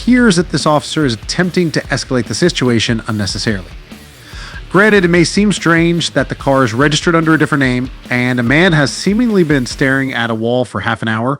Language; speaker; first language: English; native; English